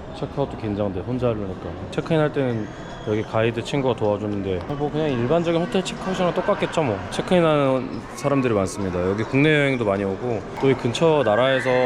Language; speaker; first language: Korean; native; Korean